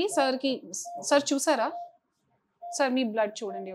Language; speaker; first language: Telugu; non-native, fluent; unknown